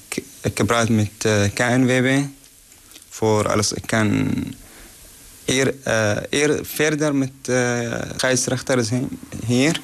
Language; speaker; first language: Dutch; non-native, learner; Arabic